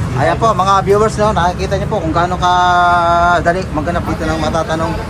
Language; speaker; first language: Filipino; native; Filipino